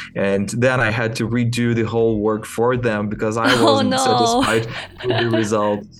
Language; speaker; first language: English; non-native, fluent; Ukrainian